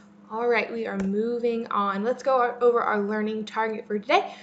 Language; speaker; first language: English; native; English